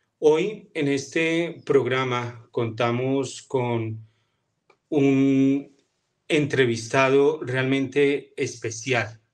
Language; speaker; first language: Spanish; native; Spanish